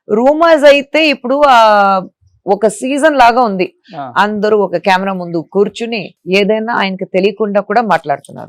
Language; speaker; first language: Telugu; non-native, fluent; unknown